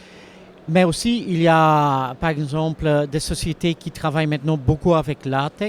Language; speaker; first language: French; non-native, local second language; Dutch